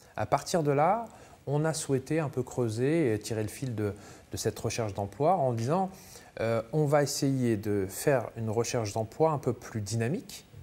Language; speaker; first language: French; native; French